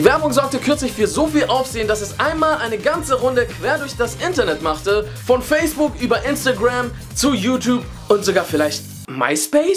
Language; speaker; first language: German; native; German